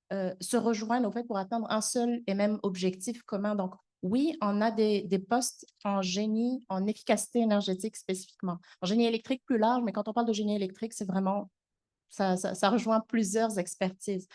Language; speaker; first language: French; native; French